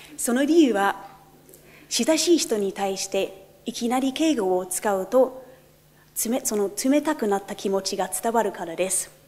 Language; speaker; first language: Japanese; non-native, fluent; English